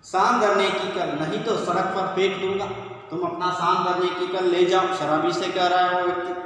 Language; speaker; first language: Hindi; non-native, local second language; Kannada